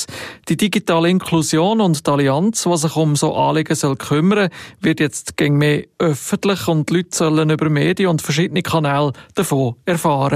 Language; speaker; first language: German; native; German